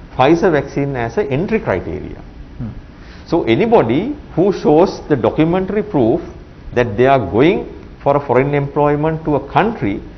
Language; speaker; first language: English; non-native, local second language; Sinhala